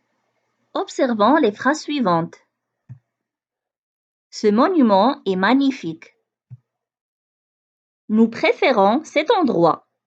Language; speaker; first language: French; non-native, local second language; Arabic